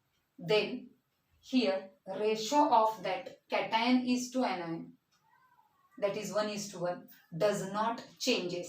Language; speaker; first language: English; non-native, local second language; Marathi